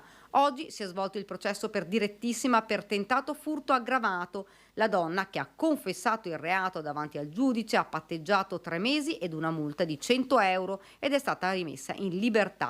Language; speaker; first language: Italian; native; Italian